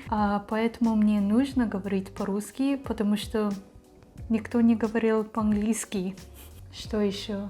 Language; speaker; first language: Russian; non-native, learner; Japanese